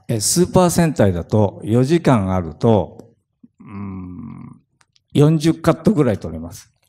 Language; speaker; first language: Japanese; native; Japanese